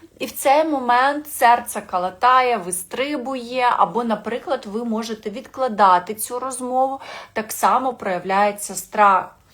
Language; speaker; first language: Ukrainian; non-native, local second language; Russian